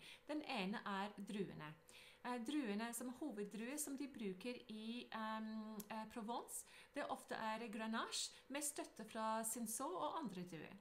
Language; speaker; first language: Norwegian; non-native, fluent; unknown